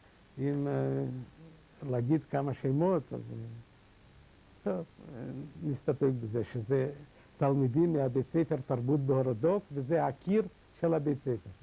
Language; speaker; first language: Hebrew; non-native, fluent; Yiddish